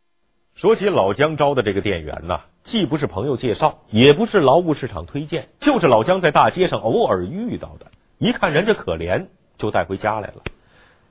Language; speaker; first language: Chinese; native; Chinese